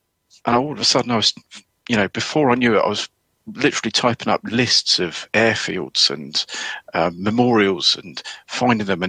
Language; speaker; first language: English; native; English